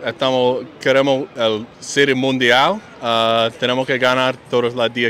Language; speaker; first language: Spanish; non-native, learner; English